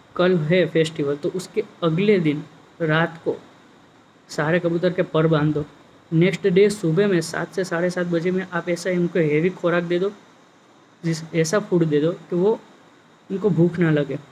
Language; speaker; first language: Hindi; non-native, local second language; Gujarati